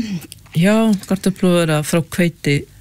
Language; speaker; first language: Icelandic; non-native, learner; Czech